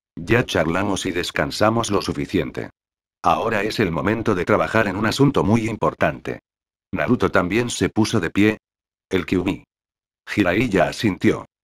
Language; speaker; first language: Spanish; native; Spanish